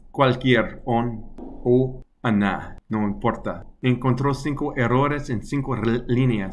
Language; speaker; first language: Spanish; non-native, learner; English